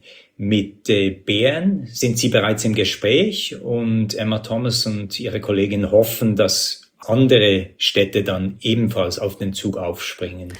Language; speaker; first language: German; native; German